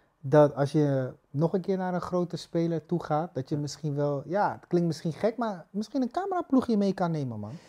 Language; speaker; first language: Dutch; native; Dutch